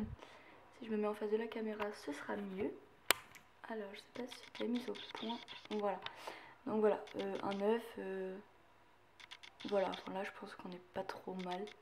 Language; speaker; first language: French; native; French